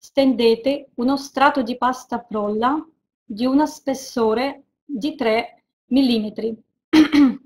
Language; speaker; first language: Italian; non-native, fluent; Russian